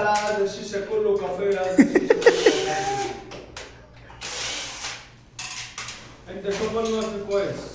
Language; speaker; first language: Arabic; non-native, learner; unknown